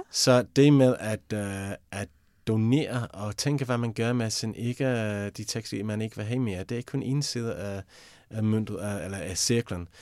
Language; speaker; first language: Danish; non-native, fluent; English